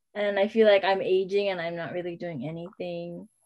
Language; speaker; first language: English; non-native, local second language; Filipino